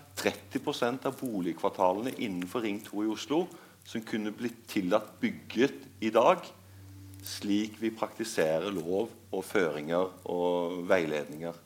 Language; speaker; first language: Norwegian; native; Norwegian